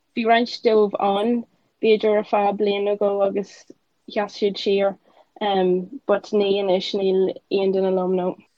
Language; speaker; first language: Irish; non-native, local second language; English